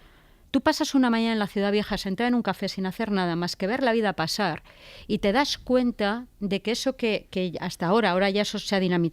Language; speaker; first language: Spanish; native; Spanish